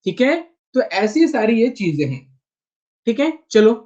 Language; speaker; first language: Hindi; non-native, local second language; Marathi